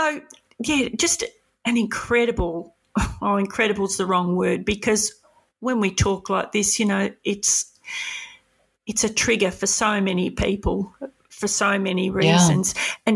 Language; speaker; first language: English; native; English